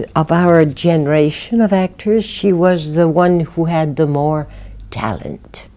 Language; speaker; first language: English; non-native, fluent; French